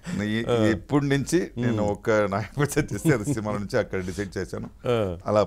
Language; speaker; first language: Telugu; non-native, learner; Tamil